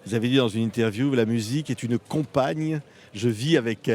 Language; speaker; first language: French; native; French